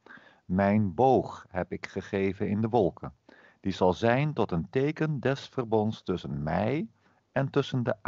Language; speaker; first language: Dutch; native; Dutch